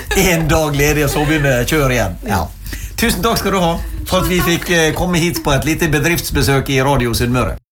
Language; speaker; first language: Norwegian; native; Norwegian